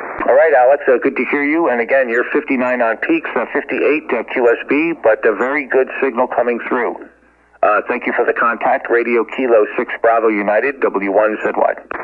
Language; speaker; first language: English; native; English